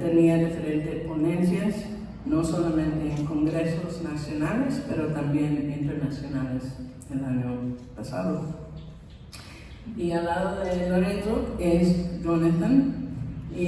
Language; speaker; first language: Spanish; non-native, fluent; English